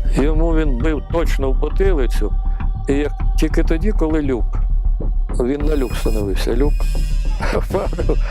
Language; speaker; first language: Ukrainian; non-native, fluent; Russian